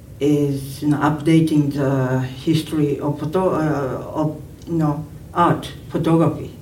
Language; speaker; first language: English; non-native, learner; Japanese